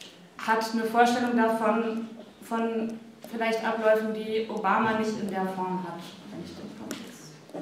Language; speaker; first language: German; native; German